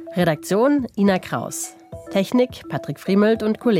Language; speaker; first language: German; native; German